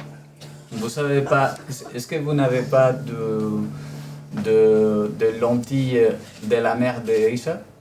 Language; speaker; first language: French; non-native, learner; Spanish